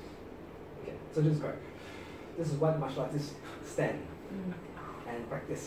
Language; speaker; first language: English; non-native, local second language; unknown